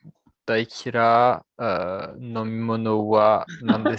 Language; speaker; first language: Japanese; non-native, learner; French